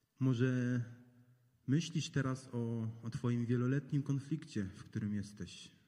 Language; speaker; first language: Polish; native; Polish